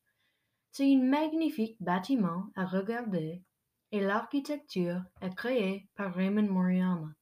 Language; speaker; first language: French; non-native, local second language; English